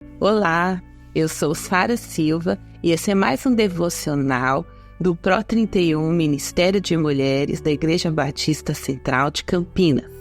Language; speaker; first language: Portuguese; native; Portuguese